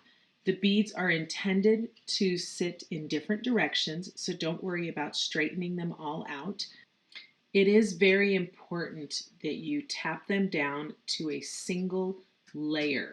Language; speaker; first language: English; native; English